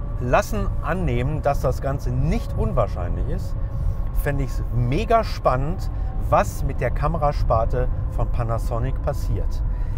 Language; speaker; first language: German; native; German